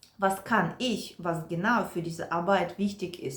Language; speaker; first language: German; non-native, fluent; Ukrainian